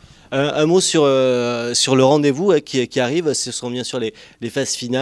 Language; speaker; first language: French; native; French